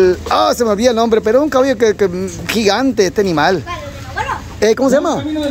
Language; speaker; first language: Spanish; native; Spanish